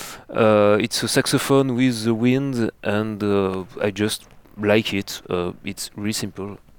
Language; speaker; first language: English; non-native, learner; French